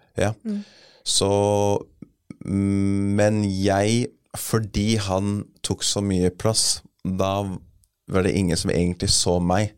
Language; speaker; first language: Norwegian; early bilingual, other home language; English